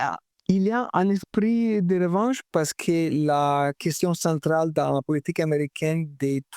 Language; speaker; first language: French; non-native, fluent; Italian